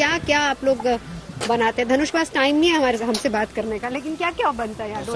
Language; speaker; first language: Hindi; native; Hindi